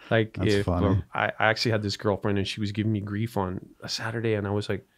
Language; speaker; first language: English; native; English